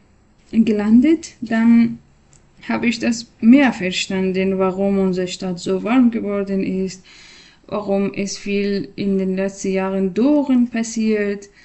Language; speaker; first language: German; non-native, learner; Persian